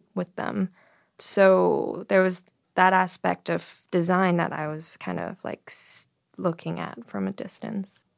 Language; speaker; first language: English; native; English